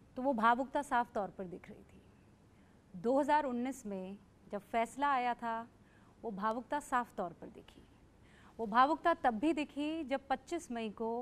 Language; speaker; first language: Hindi; native; Hindi